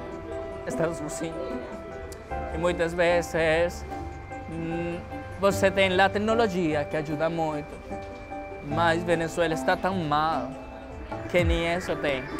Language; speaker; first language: Portuguese; non-native, fluent; Spanish